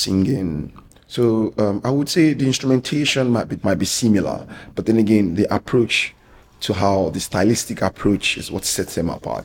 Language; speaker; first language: English; non-native, local second language; Yoruba